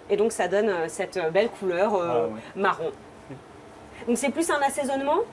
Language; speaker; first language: French; native; French